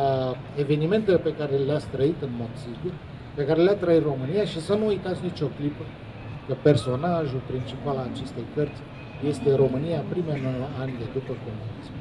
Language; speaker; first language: Romanian; native; Romanian